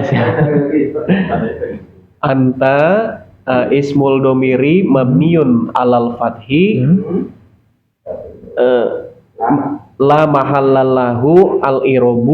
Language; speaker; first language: Arabic; non-native, learner; Indonesian